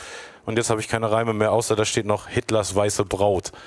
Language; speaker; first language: German; native; German